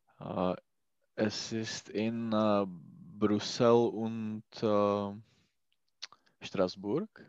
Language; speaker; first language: German; non-native, learner; Czech